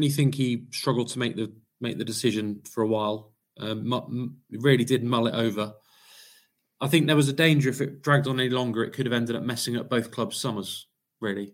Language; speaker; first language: English; native; English